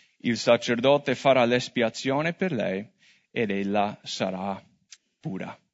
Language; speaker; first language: Italian; non-native, fluent; English